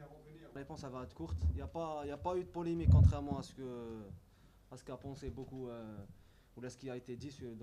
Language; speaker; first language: French; non-native, local second language; Arabic